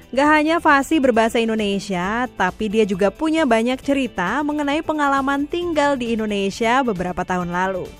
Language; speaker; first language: Indonesian; native; Indonesian